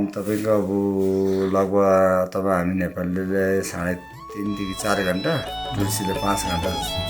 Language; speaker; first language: Nepali; non-native, local second language; Sherpa